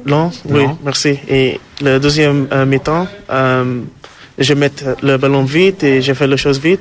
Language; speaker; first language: French; non-native, learner; English